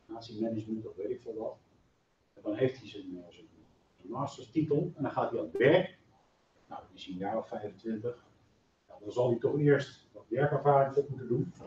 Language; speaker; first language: Dutch; native; Dutch